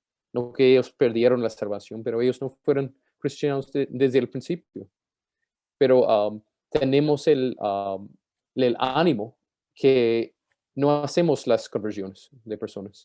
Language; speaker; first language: Spanish; non-native, fluent; English